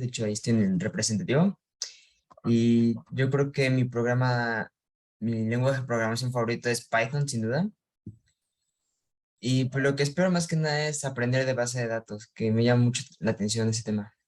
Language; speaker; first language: Spanish; native; Spanish